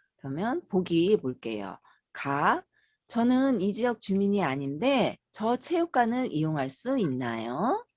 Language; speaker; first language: Korean; native; Korean